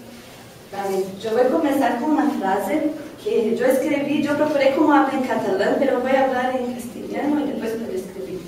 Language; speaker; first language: Spanish; non-native, learner; Portuguese